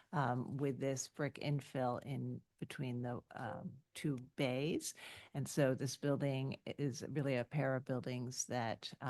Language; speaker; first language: English; native; English